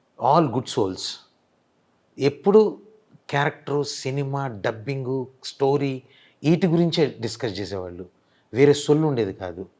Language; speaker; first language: Telugu; native; Telugu